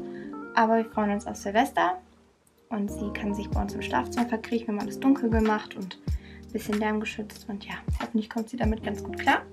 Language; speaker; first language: German; native; German